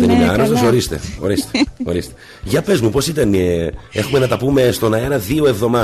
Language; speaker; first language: Greek; native; Greek